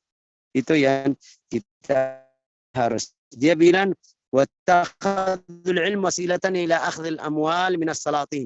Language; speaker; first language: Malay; non-native, fluent; Arabic